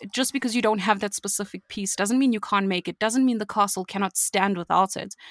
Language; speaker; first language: English; native; English